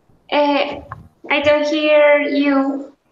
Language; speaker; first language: English; non-native, learner; Spanish